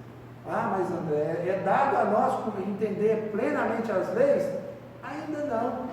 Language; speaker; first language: Portuguese; native; Portuguese